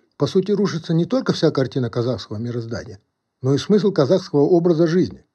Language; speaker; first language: Russian; non-native, local second language; Kazakh